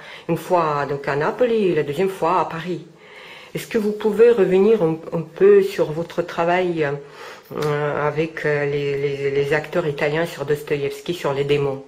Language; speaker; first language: French; non-native, fluent; Russian